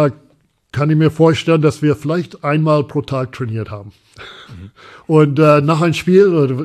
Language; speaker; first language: German; non-native, fluent; English